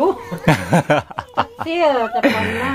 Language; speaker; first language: Indonesian; non-native, local second language; Sundanese